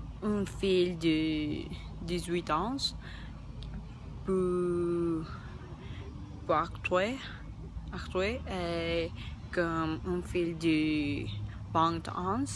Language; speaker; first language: French; non-native, learner; Spanish